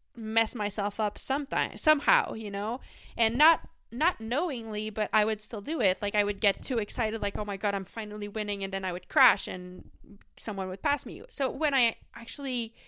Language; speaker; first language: English; non-native, fluent; French